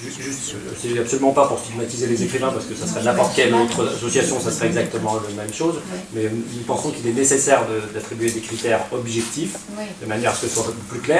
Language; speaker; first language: French; native; French